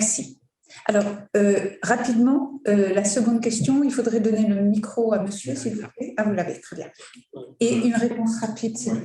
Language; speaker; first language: French; native; French